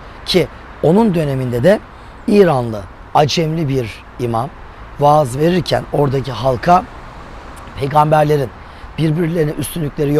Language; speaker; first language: Turkish; native; Turkish